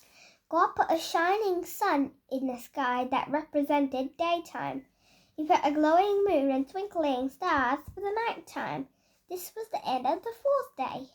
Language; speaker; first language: English; native; English